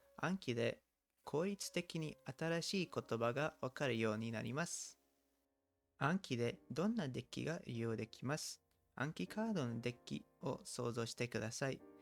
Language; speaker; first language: Japanese; non-native, learner; English